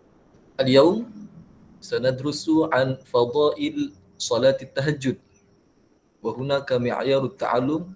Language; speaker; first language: Arabic; non-native, fluent; Malay